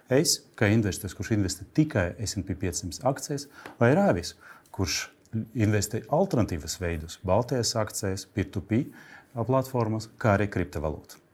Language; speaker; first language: Latvian; non-native, local second language; Russian